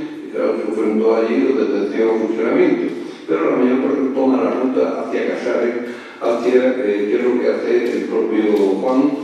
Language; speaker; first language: Spanish; native; Spanish